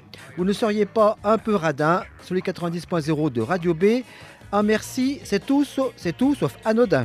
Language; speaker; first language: French; native; French